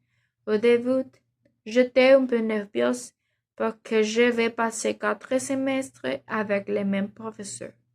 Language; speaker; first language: French; non-native, learner; Spanish